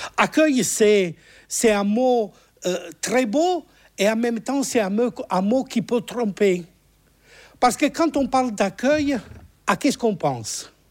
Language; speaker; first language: French; non-native, fluent; Italian